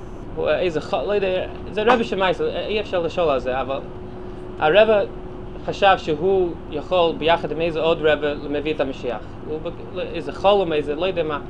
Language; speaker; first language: Hebrew; non-native, fluent; English